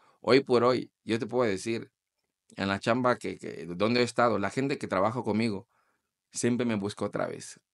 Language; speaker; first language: Spanish; non-native, fluent; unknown